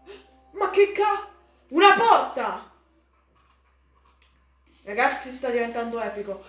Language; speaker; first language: Italian; native; Italian